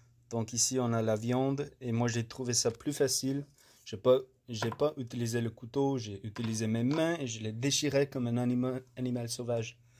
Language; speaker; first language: French; non-native, fluent; English